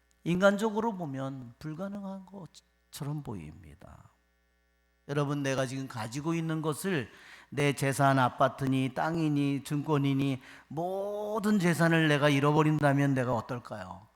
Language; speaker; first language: Korean; native; Korean